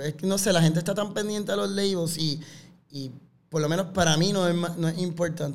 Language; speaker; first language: Spanish; native; Spanish